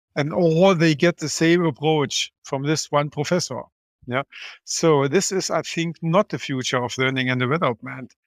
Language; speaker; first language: English; non-native, fluent; German